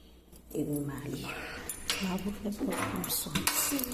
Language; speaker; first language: French; non-native, learner; Haitian Creole